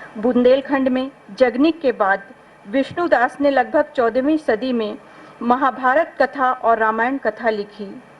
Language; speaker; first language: Hindi; native; Hindi